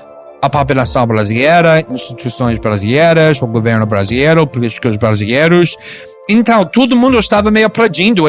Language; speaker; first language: Portuguese; non-native, fluent; English